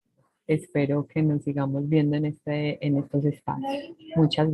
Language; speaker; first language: Spanish; native; Spanish